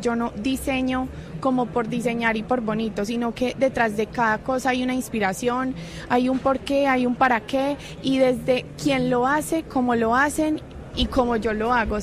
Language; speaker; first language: Spanish; native; Spanish